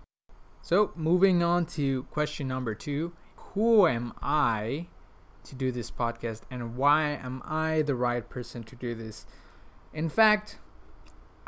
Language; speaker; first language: English; non-native, fluent; Spanish